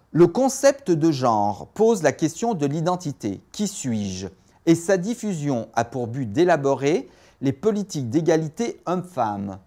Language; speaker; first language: French; native; French